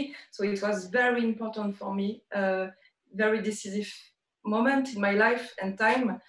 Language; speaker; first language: English; non-native, learner; French